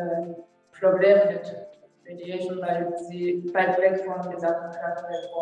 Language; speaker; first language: German; non-native, fluent; Japanese